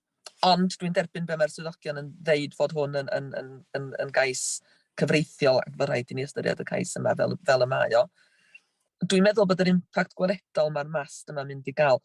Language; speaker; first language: Welsh; native; Welsh